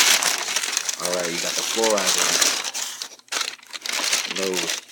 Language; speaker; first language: English; native; English